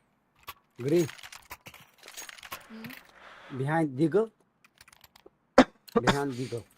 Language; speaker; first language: English; non-native, learner; Turkish